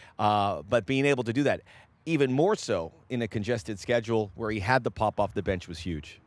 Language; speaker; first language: English; native; English